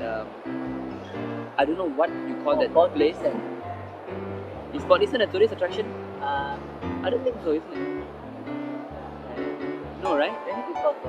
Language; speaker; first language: English; non-native, local second language; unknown